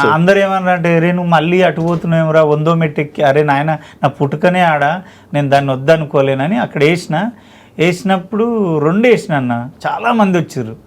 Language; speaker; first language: Telugu; native; Telugu